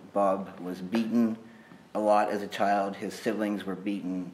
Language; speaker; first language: English; native; English